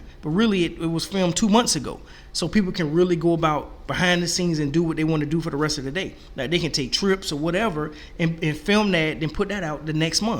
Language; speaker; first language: English; native; English